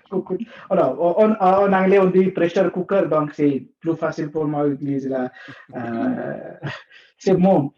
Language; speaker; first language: French; non-native, learner; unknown